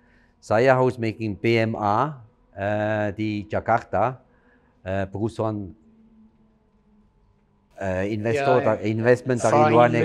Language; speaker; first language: Indonesian; non-native, fluent; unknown